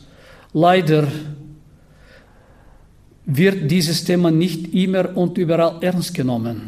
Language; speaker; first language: German; non-native, fluent; Bulgarian